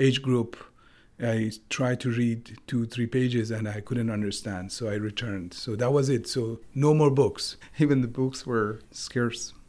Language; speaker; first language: English; non-native, fluent; Persian